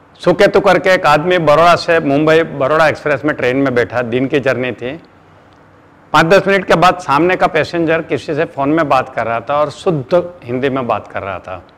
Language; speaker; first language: Hindi; non-native, local second language; Gujarati